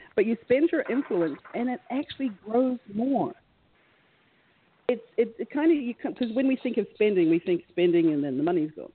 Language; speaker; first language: English; native; English